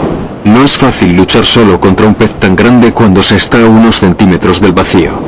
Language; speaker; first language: Spanish; native; Spanish